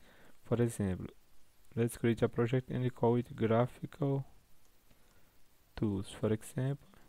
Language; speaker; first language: English; non-native, fluent; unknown